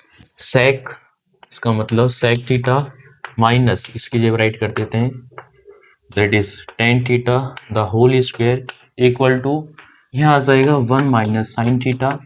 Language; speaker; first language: Hindi; native; Hindi